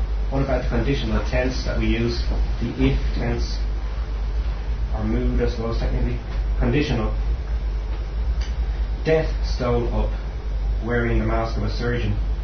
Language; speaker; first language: English; native; English